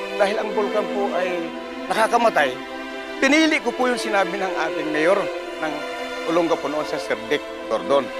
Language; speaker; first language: Filipino; non-native, local second language; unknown